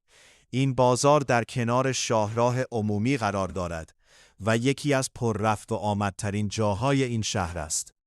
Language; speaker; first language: Persian; native; Persian